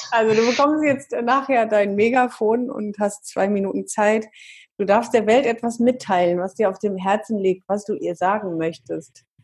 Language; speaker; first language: German; native; German